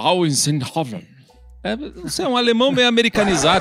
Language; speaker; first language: Portuguese; native; Portuguese